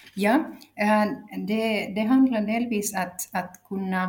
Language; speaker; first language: Swedish; non-native, local second language; Finnish